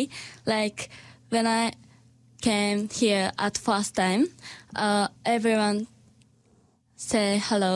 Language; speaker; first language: English; non-native, learner; Japanese